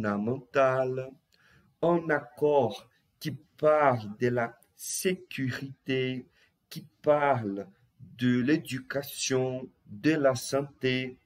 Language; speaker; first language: French; non-native, fluent; Portuguese